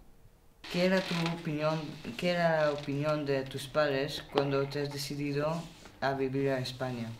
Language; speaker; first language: Spanish; early bilingual, other home language; Polish